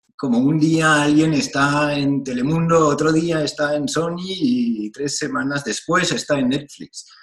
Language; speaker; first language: Spanish; non-native, fluent; French